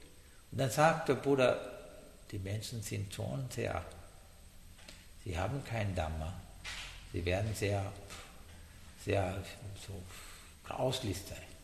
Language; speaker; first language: German; non-native, learner; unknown